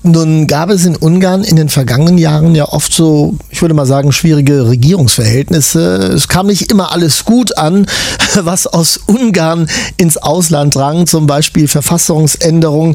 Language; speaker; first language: German; native; German